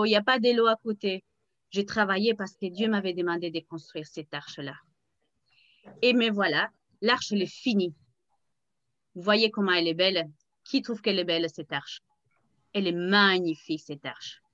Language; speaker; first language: French; native; French